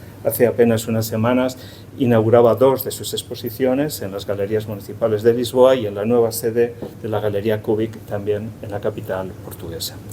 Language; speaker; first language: Spanish; native; Spanish